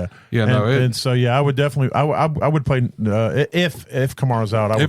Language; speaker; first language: English; native; English